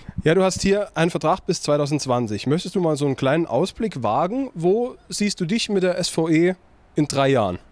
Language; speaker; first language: German; native; German